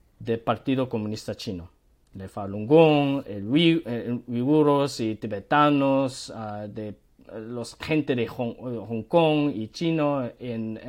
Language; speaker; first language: Spanish; non-native, learner; Korean